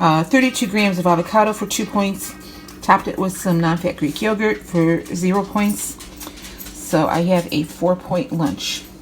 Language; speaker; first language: English; native; English